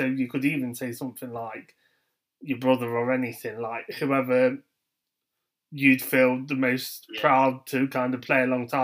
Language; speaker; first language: English; native; English